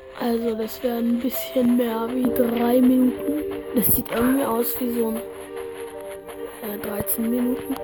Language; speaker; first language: German; early bilingual, other home language; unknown